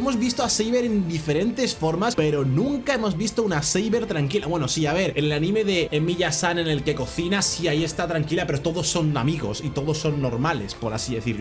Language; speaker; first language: Spanish; native; Spanish